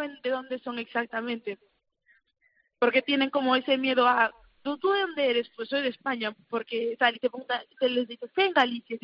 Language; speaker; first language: Spanish; early bilingual, other home language; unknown